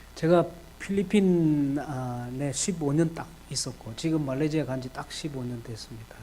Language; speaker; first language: Korean; native; Korean